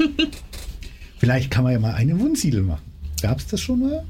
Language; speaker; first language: German; native; German